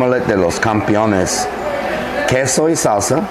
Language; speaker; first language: Spanish; non-native, learner; English